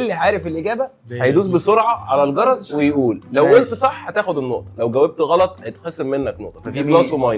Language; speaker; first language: Arabic; native; Arabic